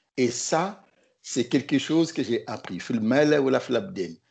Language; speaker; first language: French; non-native, local second language; Lingala